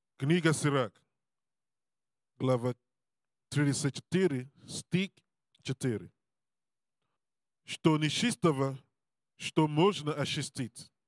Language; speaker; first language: Russian; non-native, learner; English